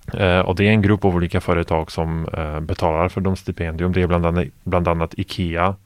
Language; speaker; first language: Swedish; non-native, fluent; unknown